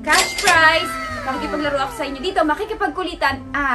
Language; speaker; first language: Filipino; native; Filipino